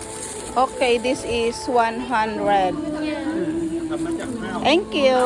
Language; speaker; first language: English; non-native, local second language; Filipino